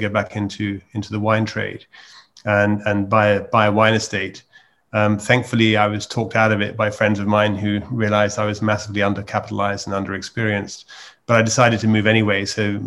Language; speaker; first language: English; native; English